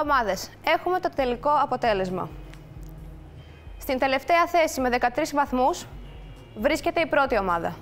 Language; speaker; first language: Greek; native; Greek